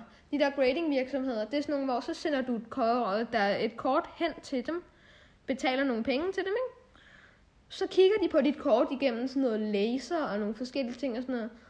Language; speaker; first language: Danish; native; Danish